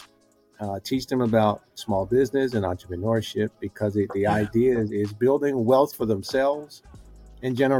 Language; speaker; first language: English; native; English